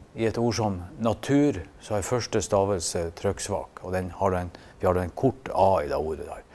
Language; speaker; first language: Norwegian; native; Norwegian